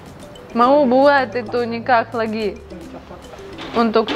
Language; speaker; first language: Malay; non-native, learner; Russian